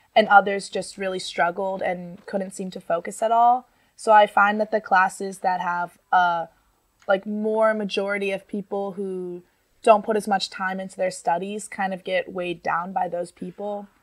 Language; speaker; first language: English; native; English